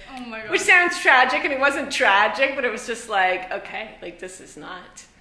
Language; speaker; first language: English; native; English